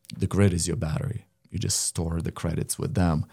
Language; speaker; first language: English; non-native, fluent; Lithuanian